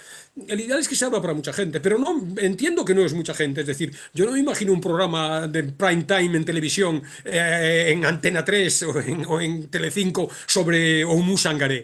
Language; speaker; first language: Spanish; native; Spanish